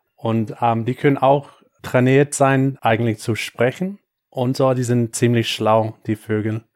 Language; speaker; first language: German; non-native, fluent; English